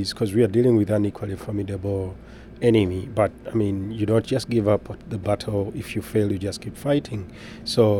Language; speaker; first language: English; non-native, local second language; Ganda